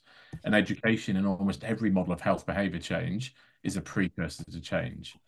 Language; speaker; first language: English; native; English